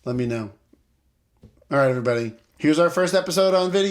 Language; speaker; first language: English; native; English